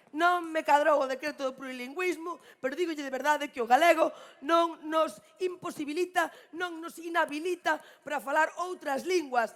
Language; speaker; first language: Galician; native; Galician